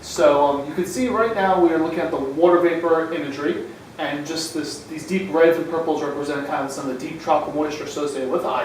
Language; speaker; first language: English; native; English